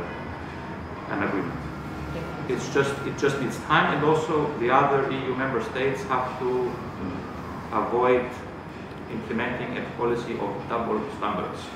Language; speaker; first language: English; non-native, fluent; Greek